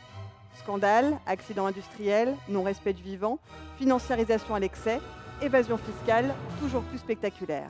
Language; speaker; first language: French; native; French